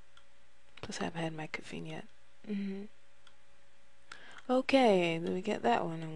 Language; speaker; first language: English; native; English